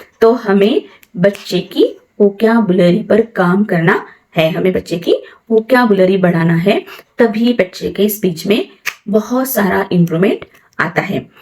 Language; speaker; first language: Hindi; non-native, local second language; Marathi